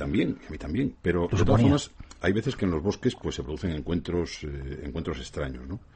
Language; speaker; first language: Spanish; native; Spanish